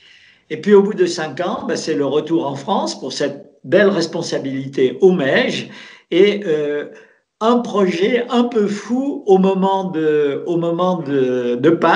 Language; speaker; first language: French; native; French